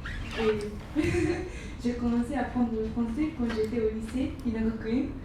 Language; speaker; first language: French; non-native, learner; Japanese